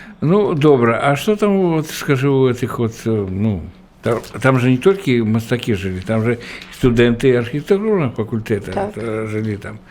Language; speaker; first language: Belarusian; native; Belarusian